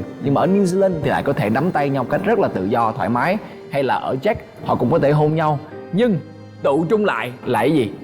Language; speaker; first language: Vietnamese; native; Vietnamese